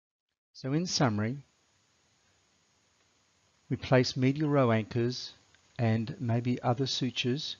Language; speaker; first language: English; native; English